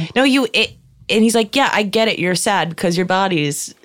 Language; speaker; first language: English; native; English